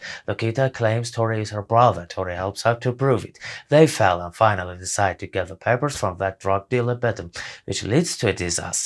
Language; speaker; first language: English; non-native, fluent; Persian